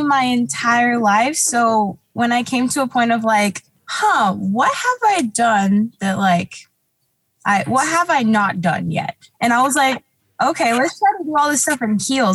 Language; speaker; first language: English; native; English